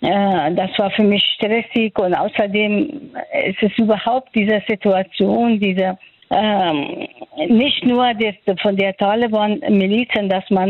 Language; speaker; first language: German; non-native, fluent; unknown